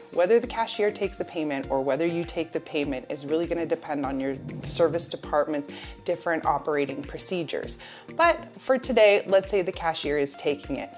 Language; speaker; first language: English; native; English